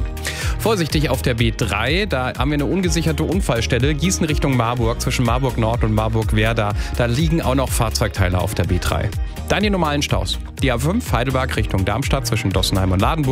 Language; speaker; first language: German; native; German